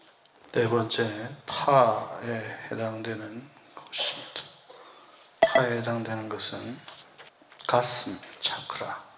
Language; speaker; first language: Korean; native; Korean